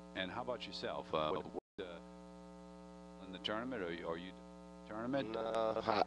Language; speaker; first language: English; native; English